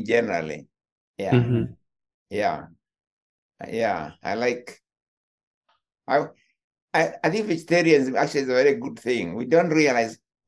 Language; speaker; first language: English; non-native, local second language; Kikuyu